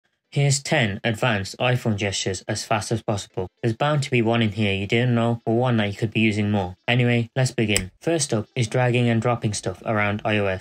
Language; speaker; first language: English; native; English